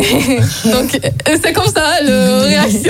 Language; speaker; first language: French; non-native, learner; Azerbaijani